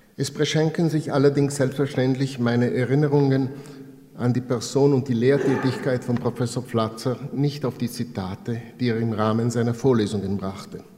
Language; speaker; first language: German; non-native, fluent; Italian